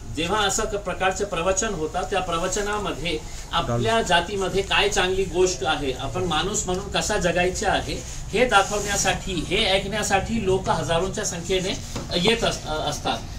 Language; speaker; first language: Marathi; non-native, local second language; Urdu